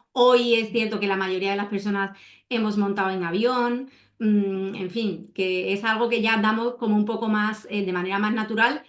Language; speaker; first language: Spanish; native; Spanish